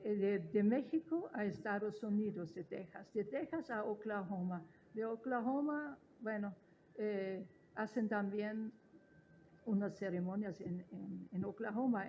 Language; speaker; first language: Spanish; non-native, fluent; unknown